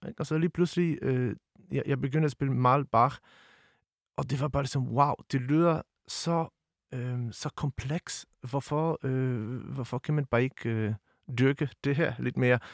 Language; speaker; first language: Danish; non-native, fluent; Polish